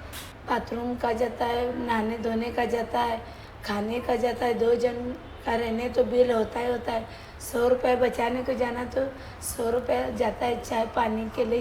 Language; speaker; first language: Hindi; non-native, local second language; Marathi